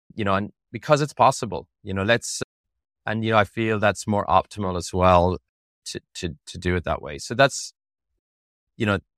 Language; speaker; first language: English; native; English